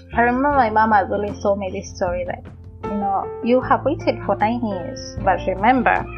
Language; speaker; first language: English; non-native, local second language; Gusii